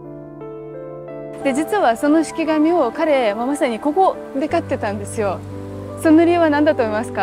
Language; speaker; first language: Japanese; non-native, fluent; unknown